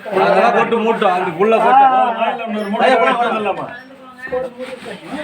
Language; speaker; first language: Tamil; native; Tamil